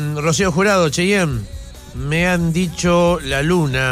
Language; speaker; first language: Spanish; native; Spanish